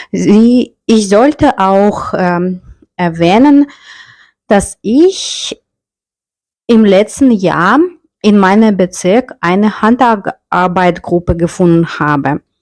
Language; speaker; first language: German; non-native, fluent; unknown